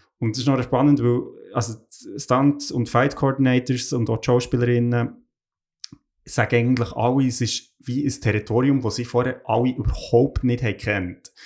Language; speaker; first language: German; native; German